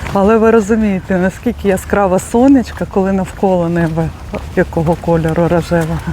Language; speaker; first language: Ukrainian; native; Ukrainian